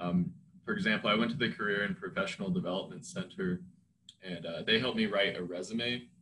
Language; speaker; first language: English; native; English